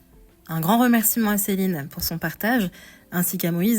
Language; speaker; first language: French; native; French